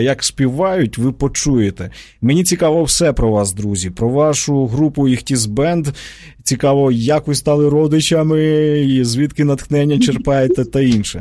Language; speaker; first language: Ukrainian; native; Ukrainian